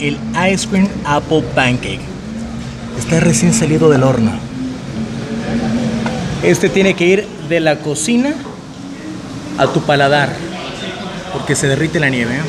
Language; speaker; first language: Spanish; native; Spanish